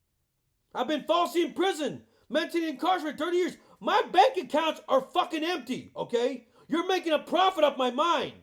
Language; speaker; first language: English; native; English